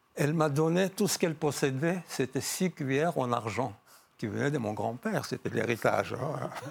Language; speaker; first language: French; non-native, fluent; Georgian